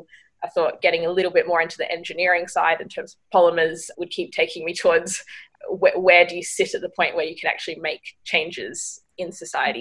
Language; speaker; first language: English; native; English